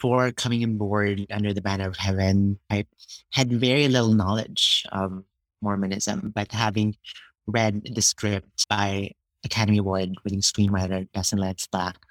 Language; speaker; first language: English; non-native, local second language; Cebuano